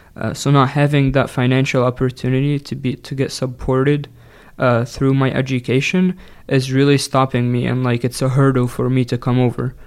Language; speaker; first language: English; non-native, fluent; Arabic